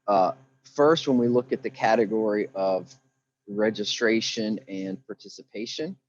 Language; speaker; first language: English; native; English